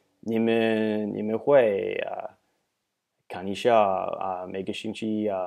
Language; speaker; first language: Chinese; non-native, learner; English